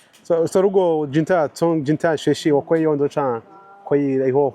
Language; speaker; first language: Chinese; non-native, learner; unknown